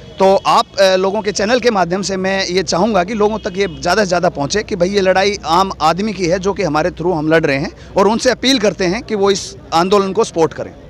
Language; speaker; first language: Hindi; native; Hindi